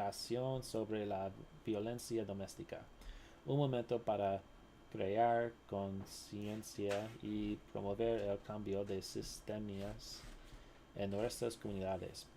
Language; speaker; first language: Spanish; non-native, learner; English